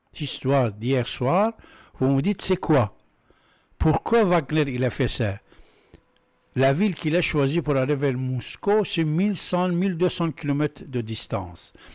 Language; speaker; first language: French; non-native, fluent; Persian